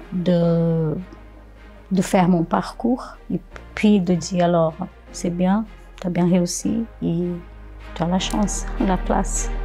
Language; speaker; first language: French; non-native, fluent; Portuguese